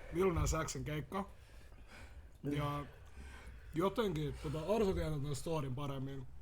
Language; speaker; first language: Finnish; native; Finnish